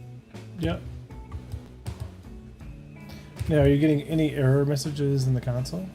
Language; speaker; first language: English; native; English